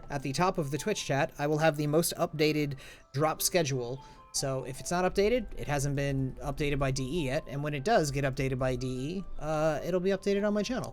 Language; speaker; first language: English; native; English